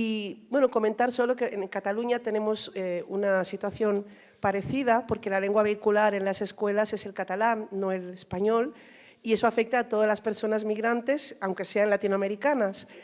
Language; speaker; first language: Spanish; native; Spanish